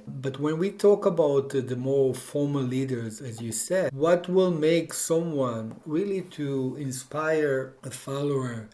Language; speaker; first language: English; non-native, fluent; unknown